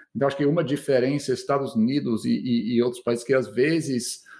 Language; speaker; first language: Portuguese; non-native, fluent; English